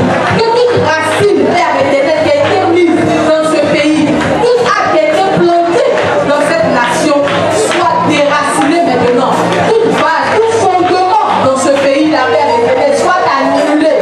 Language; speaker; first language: French; non-native, local second language; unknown